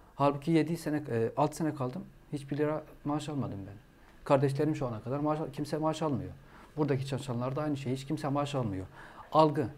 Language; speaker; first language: Turkish; non-native, fluent; Arabic